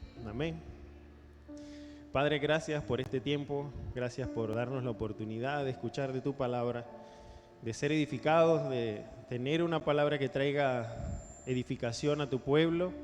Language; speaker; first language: Spanish; native; Spanish